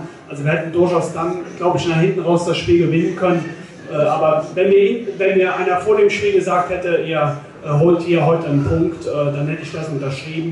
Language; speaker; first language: German; native; German